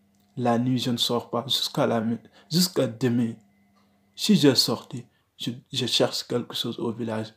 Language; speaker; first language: French; non-native, learner; Wolof